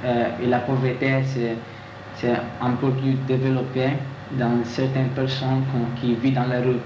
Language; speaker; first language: French; non-native, learner; Italian